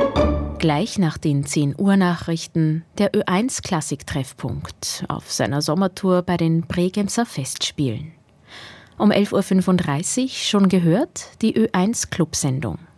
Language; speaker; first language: German; native; German